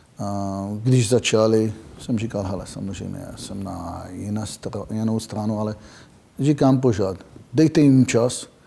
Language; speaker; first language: Czech; non-native, fluent; Hebrew